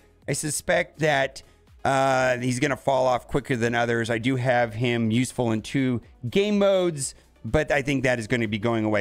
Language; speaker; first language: English; native; English